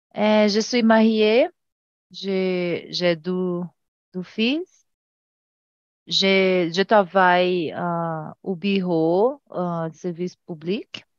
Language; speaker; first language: French; non-native, learner; Portuguese